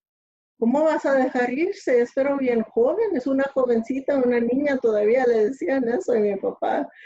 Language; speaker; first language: Spanish; early bilingual, other home language; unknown